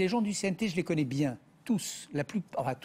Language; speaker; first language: French; native; French